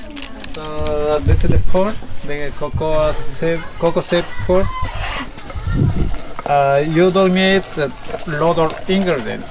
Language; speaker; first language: English; non-native, learner; Spanish